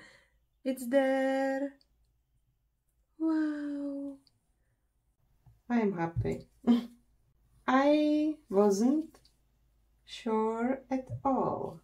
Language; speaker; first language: English; non-native, fluent; Czech